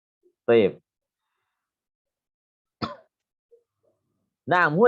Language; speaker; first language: Arabic; non-native, fluent; Indonesian